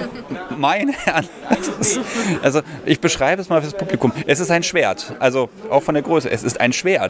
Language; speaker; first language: German; native; German